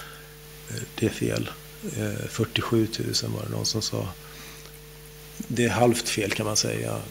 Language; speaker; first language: Swedish; native; Swedish